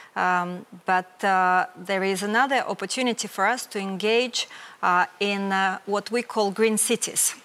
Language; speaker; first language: English; non-native, fluent; Ukrainian